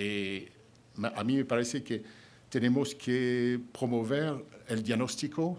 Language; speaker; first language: Spanish; non-native, fluent; French